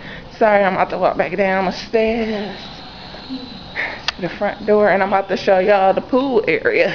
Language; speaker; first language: English; native; English